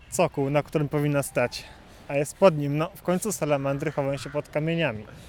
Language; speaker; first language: Polish; native; Polish